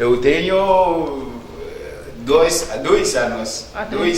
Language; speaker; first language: Portuguese; non-native, learner; Haitian Creole